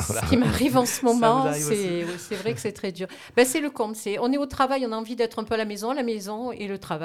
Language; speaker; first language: French; native; French